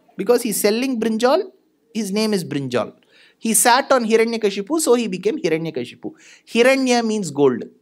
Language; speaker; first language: English; non-native, local second language; Tamil